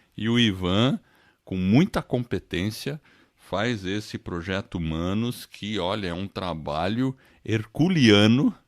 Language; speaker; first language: Portuguese; non-native, fluent; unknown